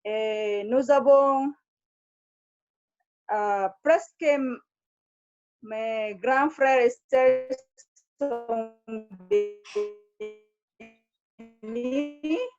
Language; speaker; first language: French; non-native, fluent; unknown